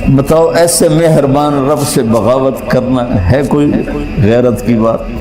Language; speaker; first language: Urdu; non-native, local second language; Punjabi